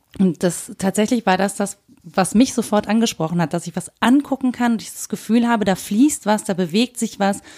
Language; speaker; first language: German; native; German